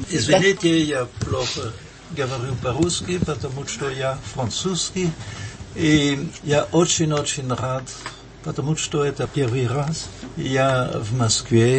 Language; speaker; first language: Russian; non-native, learner; French